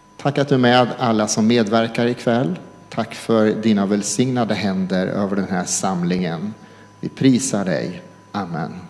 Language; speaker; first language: Swedish; native; Swedish